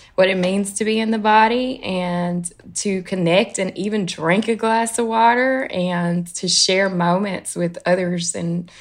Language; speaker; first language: English; native; English